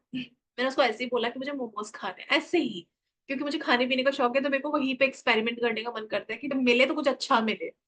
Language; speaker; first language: Hindi; native; Hindi